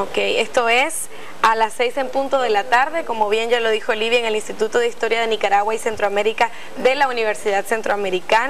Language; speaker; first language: Spanish; native; Spanish